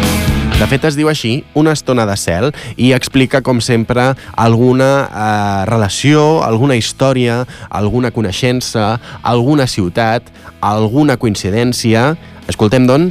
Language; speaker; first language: Catalan; native; Catalan